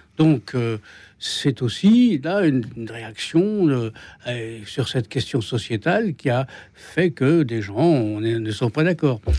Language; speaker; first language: French; native; French